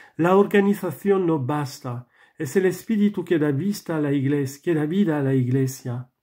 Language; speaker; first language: Spanish; non-native, fluent; French